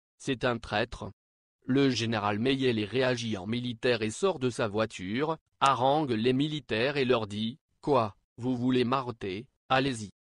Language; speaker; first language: French; non-native, local second language; Lingala